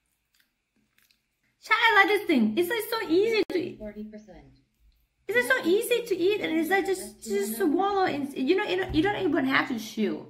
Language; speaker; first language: English; non-native, learner; Thai